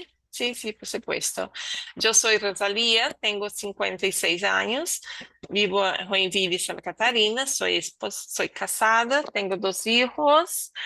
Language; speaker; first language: Spanish; non-native, learner; Portuguese